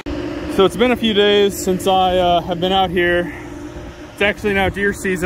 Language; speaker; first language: English; native; English